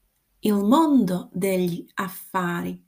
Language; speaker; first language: Italian; non-native, fluent; Slovak